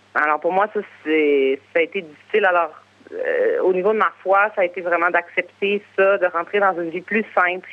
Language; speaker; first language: French; native; French